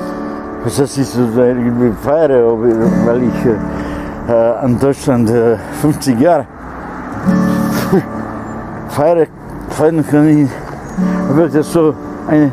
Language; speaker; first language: German; non-native, fluent; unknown